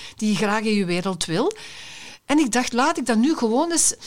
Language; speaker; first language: Dutch; native; Dutch